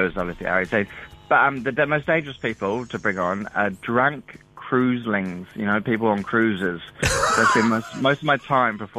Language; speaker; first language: English; native; English